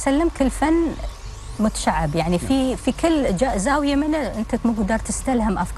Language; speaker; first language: Arabic; native; Arabic